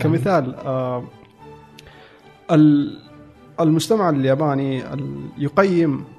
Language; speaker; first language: Arabic; native; Arabic